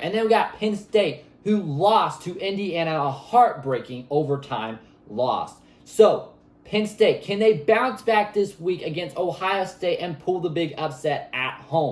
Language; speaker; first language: English; native; English